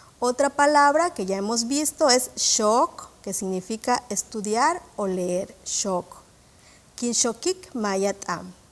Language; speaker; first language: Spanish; non-native, local second language; Yucateco